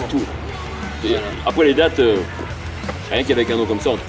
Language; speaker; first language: French; native; French